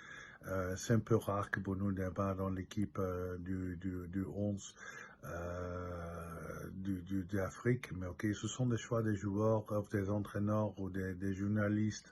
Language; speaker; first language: French; non-native, local second language; Dutch